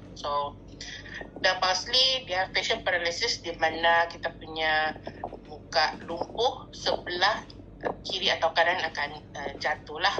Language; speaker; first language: Malay; non-native, local second language; Chinese